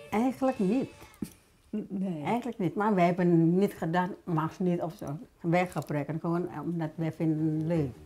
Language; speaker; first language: Dutch; non-native, fluent; Indonesian